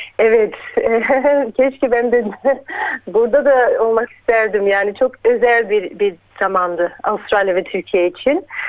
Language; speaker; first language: Turkish; early bilingual, heritage; Turkish